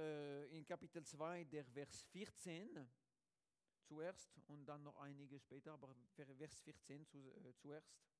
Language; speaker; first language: German; non-native, learner; French